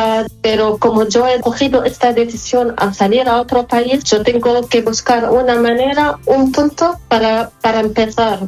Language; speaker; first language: Spanish; non-native, fluent; Arabic